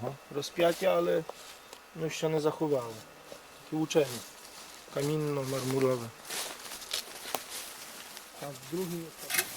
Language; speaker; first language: Polish; non-native, local second language; Rusyn